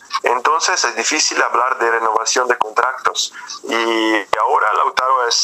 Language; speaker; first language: Spanish; non-native, fluent; Italian